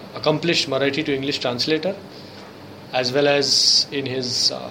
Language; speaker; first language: English; non-native, local second language; Marathi